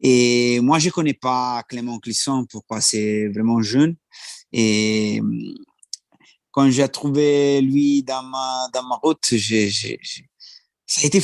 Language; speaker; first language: French; non-native, learner; Italian